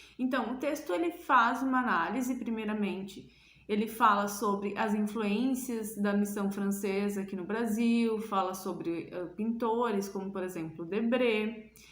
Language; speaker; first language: Portuguese; native; Portuguese